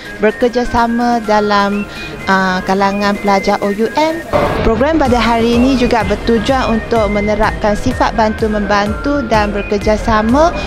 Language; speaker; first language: Malay; non-native, local second language; Chinese